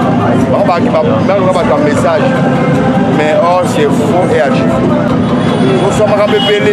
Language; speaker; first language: French; non-native, local second language; Lingala